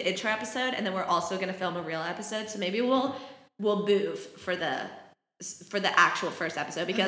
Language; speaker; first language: English; native; English